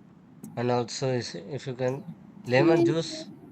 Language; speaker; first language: English; non-native, learner; Urdu